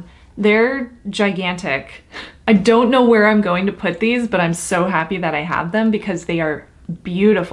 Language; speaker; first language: English; native; English